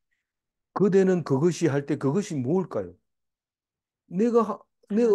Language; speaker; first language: Korean; native; Korean